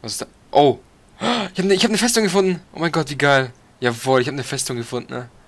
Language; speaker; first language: German; native; German